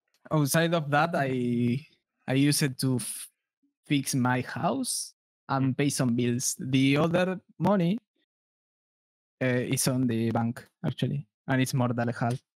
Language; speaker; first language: English; non-native, learner; Spanish